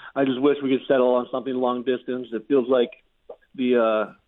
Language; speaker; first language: English; native; English